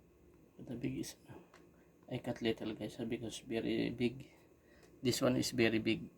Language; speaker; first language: English; non-native, local second language; Filipino